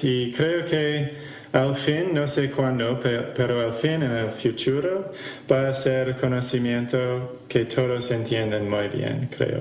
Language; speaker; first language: Spanish; non-native, fluent; English